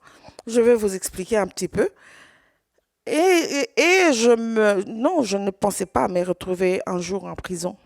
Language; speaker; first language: French; non-native, local second language; Swahili